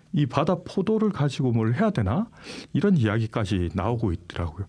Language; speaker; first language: Korean; native; Korean